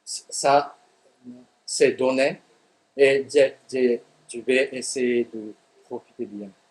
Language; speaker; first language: French; non-native, fluent; Japanese